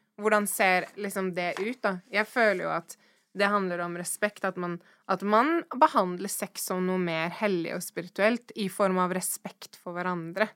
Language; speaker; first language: Norwegian; early bilingual, other home language; English